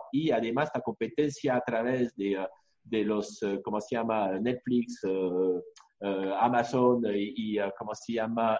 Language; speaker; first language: Spanish; non-native, fluent; French